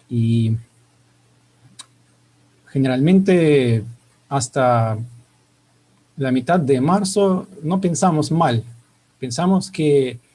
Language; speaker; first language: Spanish; non-native, fluent; Russian